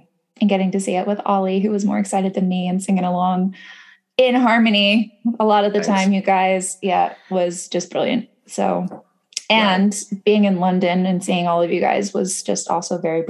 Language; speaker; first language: English; native; English